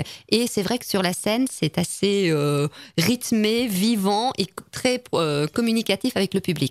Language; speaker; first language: French; native; French